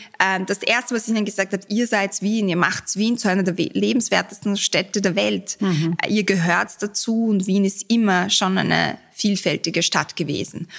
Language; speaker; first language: German; early bilingual, other home language; Bosnian